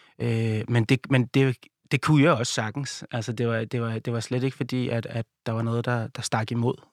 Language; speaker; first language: Danish; native; Danish